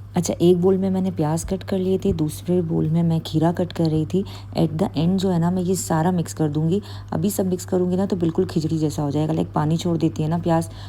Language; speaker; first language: Urdu; native; Urdu